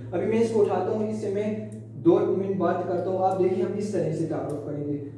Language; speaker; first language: Urdu; non-native, local second language; Pashto